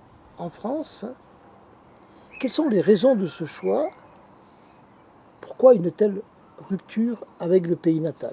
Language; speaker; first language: French; native; French